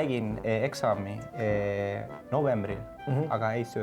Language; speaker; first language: Estonian; non-native, learner; Spanish